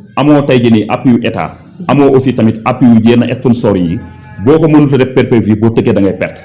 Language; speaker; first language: Wolof; native; Wolof